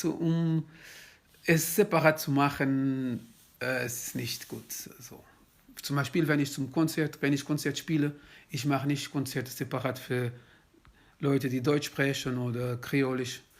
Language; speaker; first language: German; non-native, fluent; Kabuverdianu